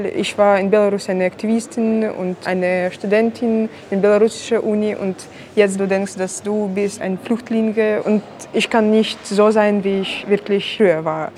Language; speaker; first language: German; non-native, learner; Belarusian